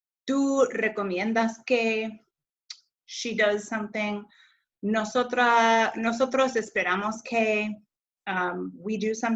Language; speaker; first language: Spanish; non-native, fluent; English